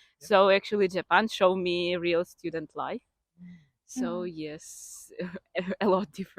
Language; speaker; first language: English; non-native, fluent; Ukrainian